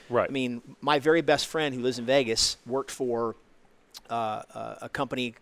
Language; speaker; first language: English; native; English